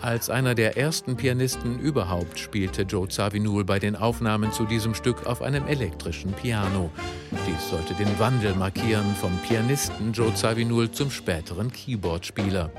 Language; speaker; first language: German; native; German